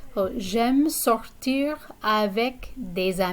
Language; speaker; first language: French; non-native, fluent; English